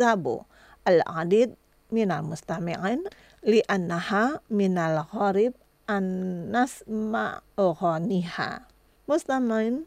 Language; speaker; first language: Arabic; non-native, fluent; Indonesian